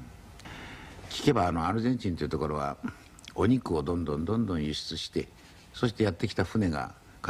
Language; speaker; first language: Japanese; native; Japanese